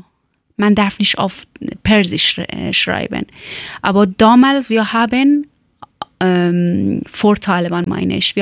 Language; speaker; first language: German; non-native, learner; Persian